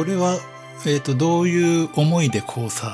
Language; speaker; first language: Japanese; native; Japanese